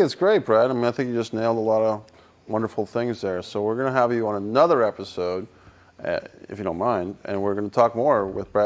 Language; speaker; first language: English; native; English